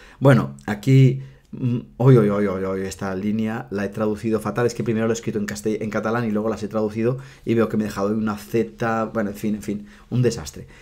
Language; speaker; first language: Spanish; non-native, local second language; Catalan